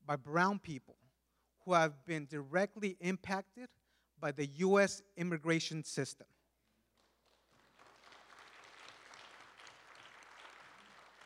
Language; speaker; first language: English; early bilingual, other home language; Spanish